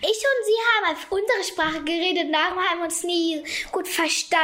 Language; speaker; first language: German; early bilingual, other home language; Kurdish